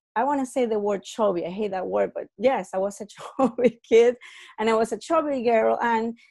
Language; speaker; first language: English; non-native, fluent; Spanish